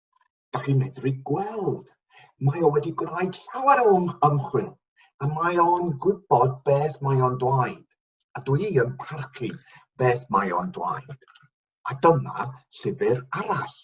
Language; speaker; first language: Welsh; non-native, fluent; English